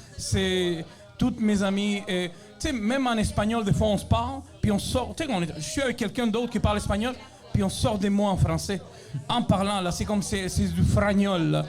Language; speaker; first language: French; non-native, fluent; Spanish